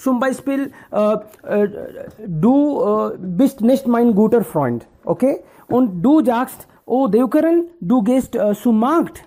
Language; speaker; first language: German; non-native, learner; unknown